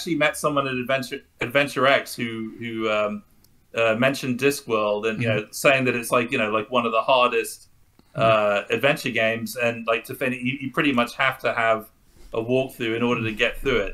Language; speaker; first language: English; native; English